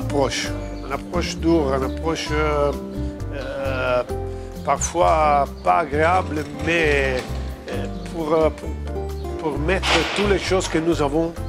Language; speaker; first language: French; non-native, fluent; Italian